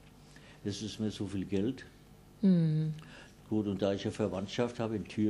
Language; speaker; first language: German; native; German